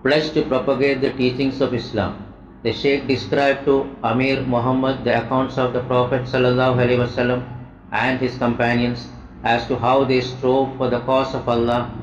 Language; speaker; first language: English; non-native, local second language; Malayalam